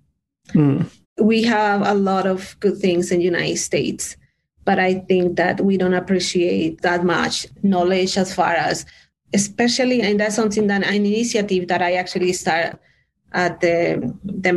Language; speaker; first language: English; non-native, fluent; Spanish